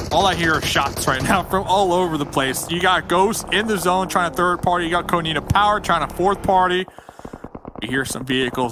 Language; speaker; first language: English; native; English